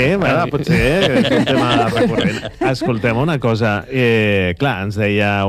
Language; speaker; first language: Catalan; native; Catalan